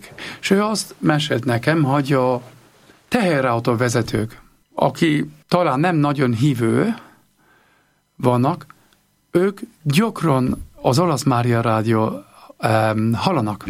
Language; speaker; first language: Hungarian; non-native, learner; German